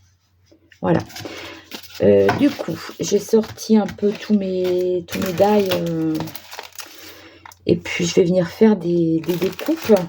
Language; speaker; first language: French; native; French